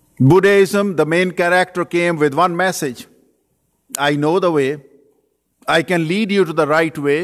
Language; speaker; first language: English; non-native, local second language; Urdu